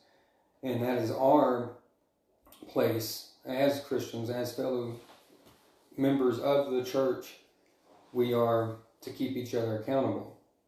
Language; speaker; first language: English; native; English